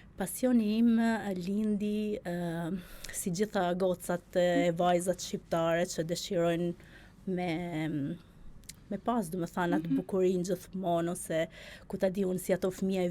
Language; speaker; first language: Albanian; early bilingual, heritage; Albanian